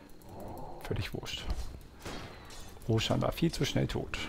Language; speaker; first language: German; native; German